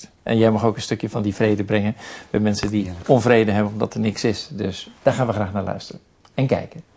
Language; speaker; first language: Dutch; native; Dutch